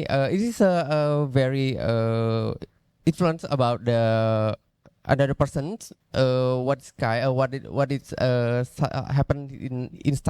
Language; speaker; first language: English; non-native, learner; Indonesian